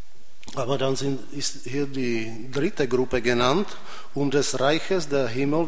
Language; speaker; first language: German; non-native, fluent; Czech